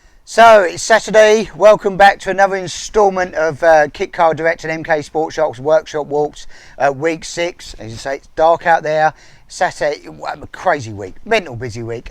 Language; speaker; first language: English; native; English